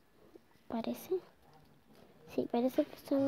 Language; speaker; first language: Spanish; native; Spanish